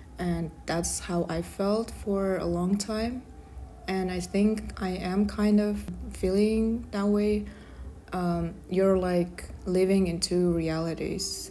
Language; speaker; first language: English; non-native, fluent; Kazakh